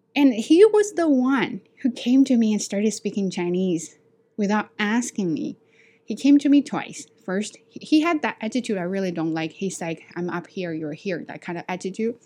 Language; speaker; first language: English; non-native, fluent; Chinese